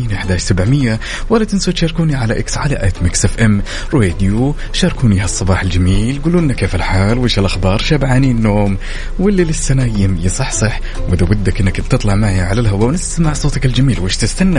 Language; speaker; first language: Arabic; native; Arabic